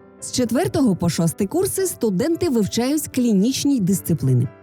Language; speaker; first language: Ukrainian; native; Ukrainian